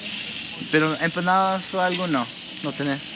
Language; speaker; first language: Spanish; non-native, learner; English